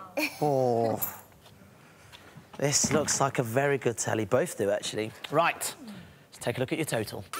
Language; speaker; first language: English; native; English